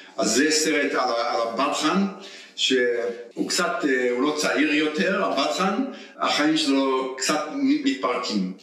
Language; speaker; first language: Hebrew; early bilingual, heritage; Hebrew